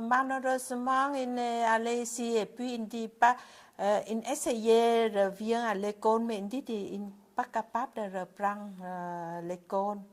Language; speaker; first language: French; non-native, learner; Vietnamese